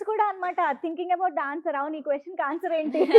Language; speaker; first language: Telugu; native; Telugu